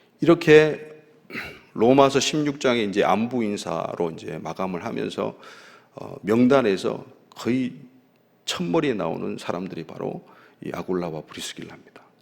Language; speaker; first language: Korean; native; Korean